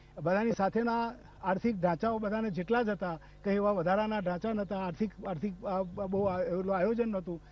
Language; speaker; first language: Gujarati; native; Gujarati